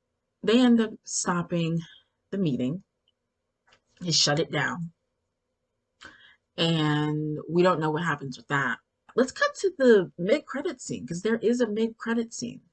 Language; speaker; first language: English; native; English